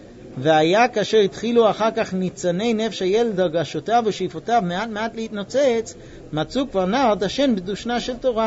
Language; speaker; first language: Hebrew; native; Hebrew